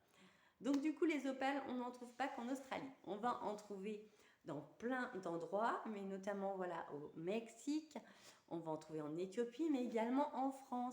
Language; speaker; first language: French; native; French